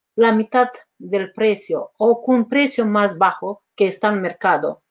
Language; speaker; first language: Spanish; non-native, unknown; Romanian